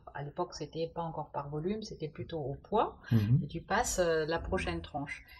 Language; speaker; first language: French; non-native, fluent; German